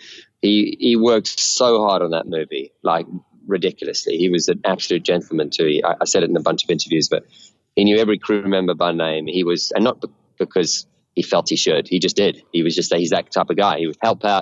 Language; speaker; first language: English; native; English